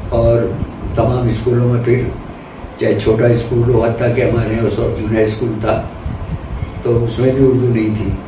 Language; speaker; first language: Urdu; native; Urdu